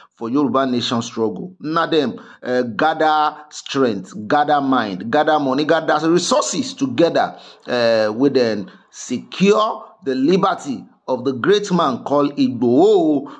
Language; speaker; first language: Nigerian Pidgin; non-native, local second language; Yoruba